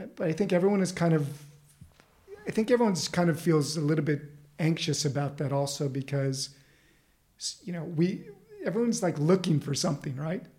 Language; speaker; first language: English; native; English